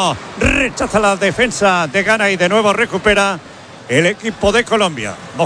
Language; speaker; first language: Spanish; native; Spanish